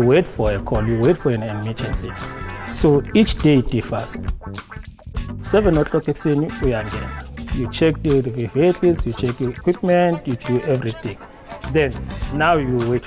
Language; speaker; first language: English; non-native, local second language; Zulu